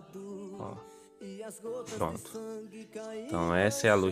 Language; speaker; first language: Portuguese; native; Portuguese